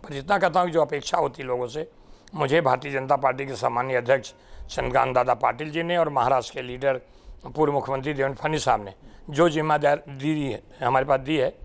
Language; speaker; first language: Hindi; non-native, local second language; Marathi